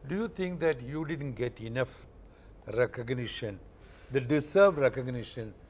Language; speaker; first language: English; non-native, local second language; Malayalam